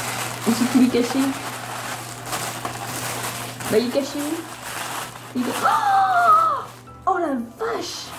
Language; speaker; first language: French; native; French